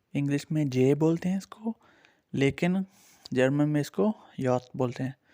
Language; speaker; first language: Urdu; native; Urdu